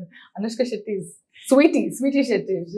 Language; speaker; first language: Telugu; non-native, learner; Kannada